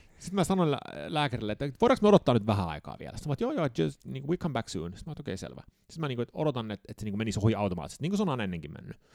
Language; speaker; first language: Finnish; early bilingual, heritage; Finnish